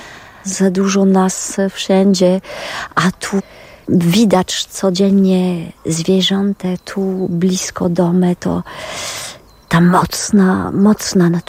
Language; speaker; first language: Polish; non-native, learner; French